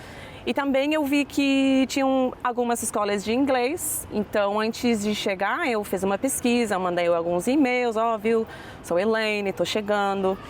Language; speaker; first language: Portuguese; non-native, fluent; English